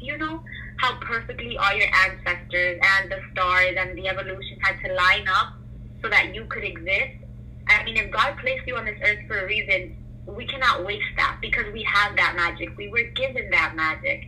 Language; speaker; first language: English; native; English